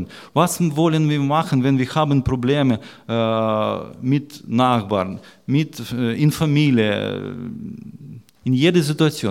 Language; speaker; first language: German; non-native, learner; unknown